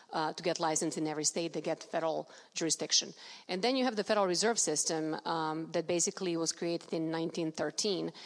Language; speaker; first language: English; non-native, fluent; Serbian